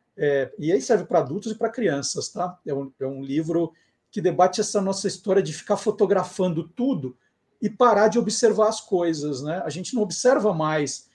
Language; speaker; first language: Portuguese; native; Portuguese